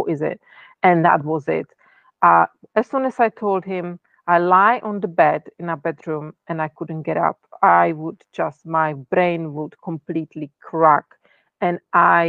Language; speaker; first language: English; non-native, fluent; Czech